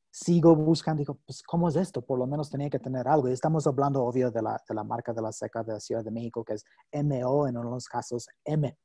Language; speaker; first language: Spanish; non-native, fluent; English